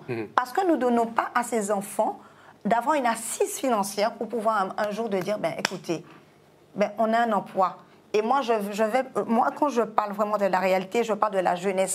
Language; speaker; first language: French; non-native, local second language; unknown